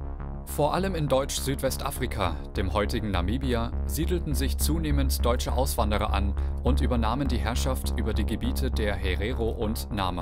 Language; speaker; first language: German; native; German